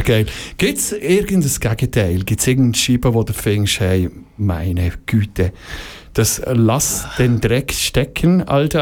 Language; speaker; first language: German; native; German